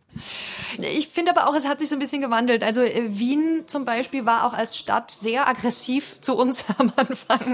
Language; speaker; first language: German; native; German